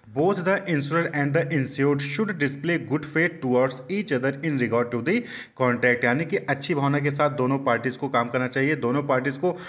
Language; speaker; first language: Hindi; native; Hindi